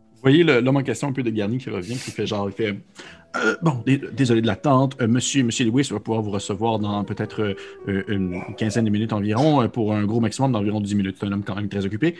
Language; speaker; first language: French; native; French